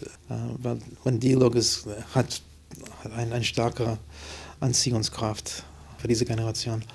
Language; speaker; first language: German; non-native, fluent; English